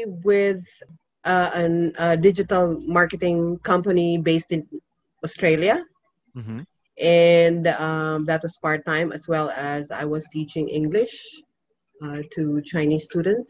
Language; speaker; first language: English; non-native, local second language; Cebuano